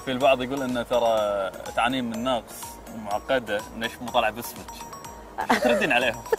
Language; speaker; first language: Arabic; native; Arabic